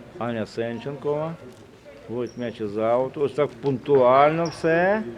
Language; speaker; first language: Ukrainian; non-native, local second language; Russian